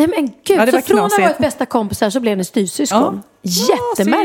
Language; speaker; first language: Swedish; native; Swedish